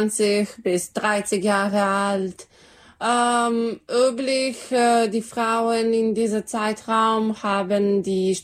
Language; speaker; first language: German; non-native, learner; Serbian